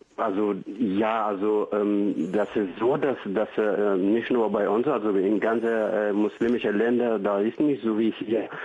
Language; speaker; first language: German; non-native, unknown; Arabic